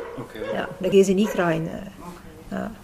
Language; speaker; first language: German; non-native, learner; Dutch